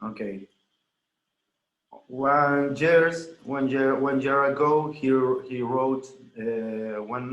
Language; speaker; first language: English; non-native, learner; Spanish